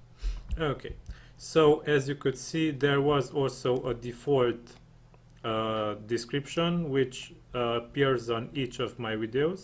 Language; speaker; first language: English; non-native, fluent; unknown